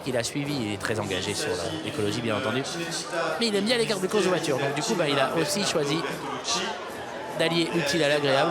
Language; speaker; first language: French; native; French